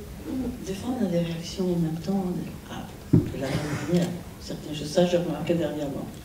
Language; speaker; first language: French; non-native, fluent; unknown